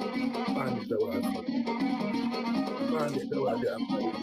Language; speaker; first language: Arabic; native; Arabic